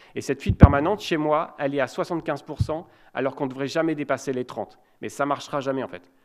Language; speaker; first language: French; native; French